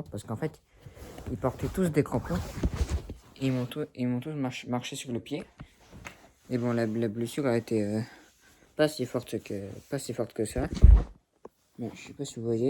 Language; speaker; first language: French; early bilingual, other home language; Spanish